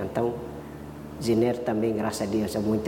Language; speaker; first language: Portuguese; non-native, learner; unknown